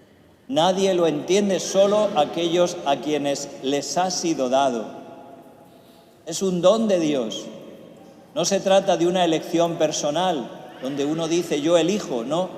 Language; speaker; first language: Spanish; native; Spanish